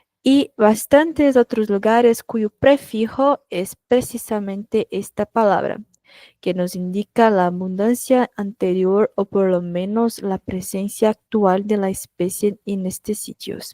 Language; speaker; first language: Spanish; non-native, fluent; Portuguese